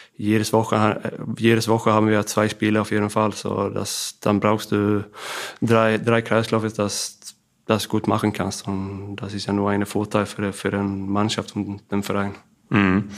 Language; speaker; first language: German; non-native, fluent; Swedish